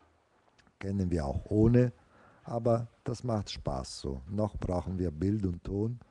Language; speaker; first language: German; non-native, fluent; Italian